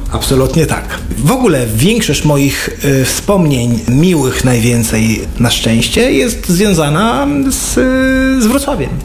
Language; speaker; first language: Polish; non-native, fluent; Arabic